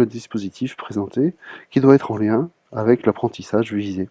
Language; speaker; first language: French; native; French